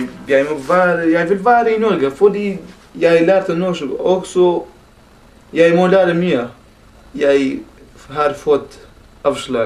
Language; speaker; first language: Norwegian; non-native, learner; Kurdish